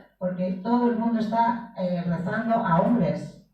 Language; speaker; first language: Spanish; native; Spanish